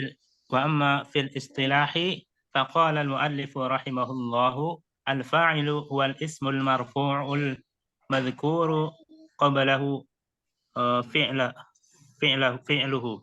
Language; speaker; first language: Arabic; non-native, learner; Indonesian